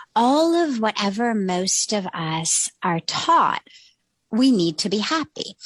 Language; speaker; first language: English; native; English